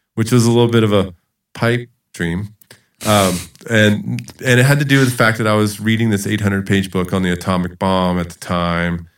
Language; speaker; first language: English; native; English